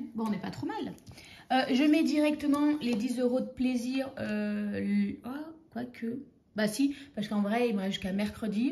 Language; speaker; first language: French; native; French